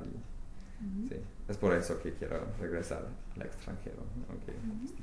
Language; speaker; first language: Spanish; non-native, fluent; English